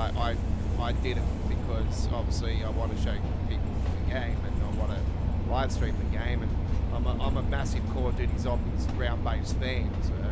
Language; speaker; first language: English; native; English